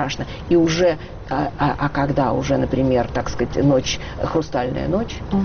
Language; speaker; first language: Russian; native; Russian